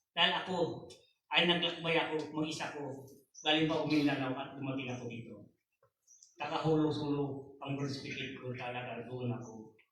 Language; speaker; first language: Filipino; non-native, local second language; Tausug